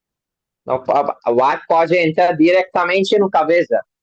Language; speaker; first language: Portuguese; non-native, learner; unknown